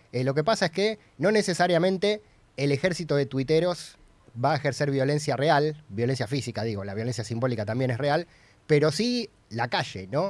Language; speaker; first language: Spanish; native; Spanish